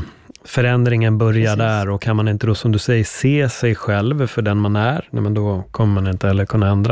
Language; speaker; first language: Swedish; native; Swedish